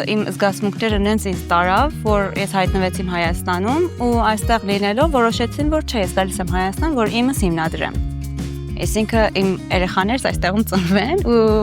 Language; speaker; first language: Armenian; early bilingual, heritage; Armenian